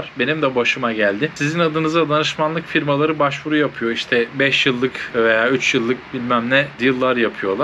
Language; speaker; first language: Turkish; native; Turkish